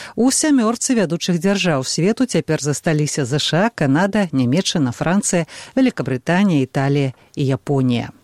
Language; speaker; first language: Belarusian; native; Belarusian